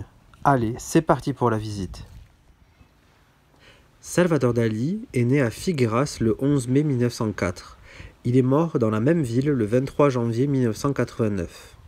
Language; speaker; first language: French; native; French